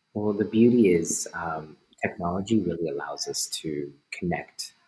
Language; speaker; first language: English; native; English